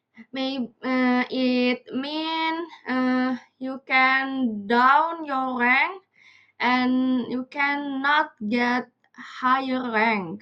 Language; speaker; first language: English; non-native, learner; Indonesian